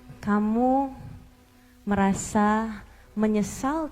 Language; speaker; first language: Indonesian; native; Indonesian